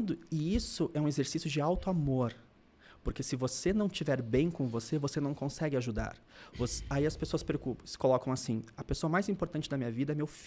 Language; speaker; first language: Portuguese; native; Portuguese